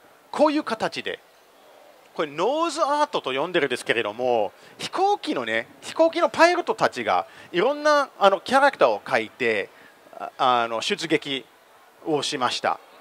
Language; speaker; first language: Japanese; non-native, fluent; English